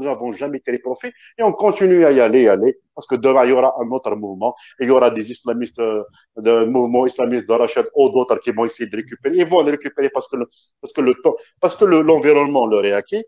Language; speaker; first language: French; non-native, local second language; Kabyle